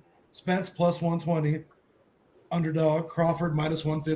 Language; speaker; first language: English; native; English